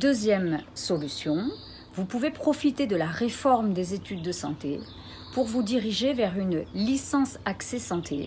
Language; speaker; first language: French; native; French